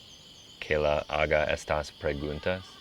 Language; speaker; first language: Spanish; non-native, learner; English